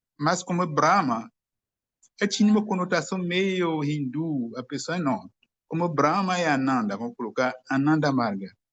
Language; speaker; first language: Portuguese; non-native, fluent; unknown